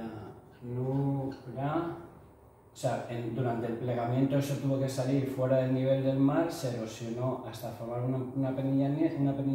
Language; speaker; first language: Spanish; native; Spanish